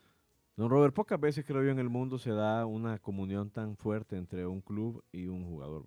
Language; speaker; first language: Spanish; native; Spanish